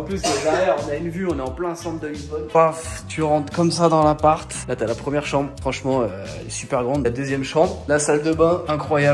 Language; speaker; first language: French; native; French